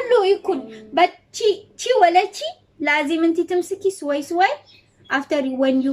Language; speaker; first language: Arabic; non-native, learner; Amharic